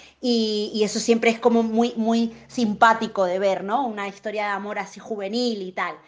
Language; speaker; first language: Spanish; native; Spanish